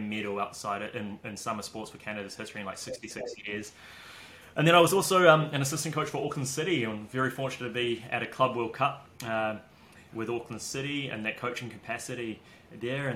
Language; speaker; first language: English; native; English